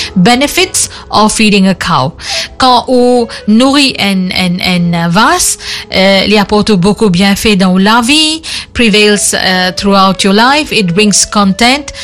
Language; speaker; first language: English; non-native, local second language; Morisyen